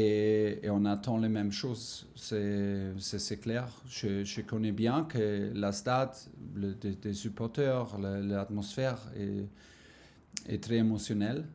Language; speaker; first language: French; non-native, fluent; German